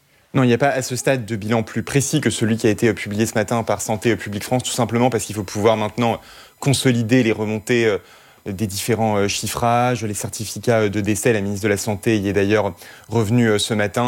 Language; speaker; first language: French; native; French